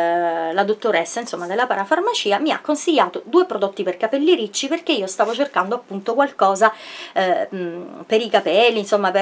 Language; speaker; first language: Italian; native; Italian